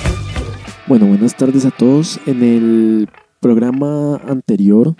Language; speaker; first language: Spanish; native; Spanish